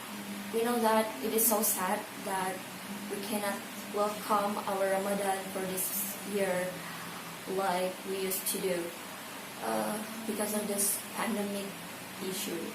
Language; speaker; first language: English; non-native, learner; Indonesian